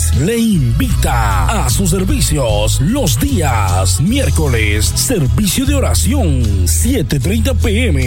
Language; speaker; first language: Spanish; native; Spanish